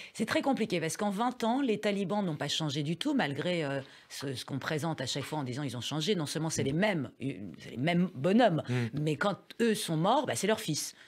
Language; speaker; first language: French; early bilingual, other home language; Persian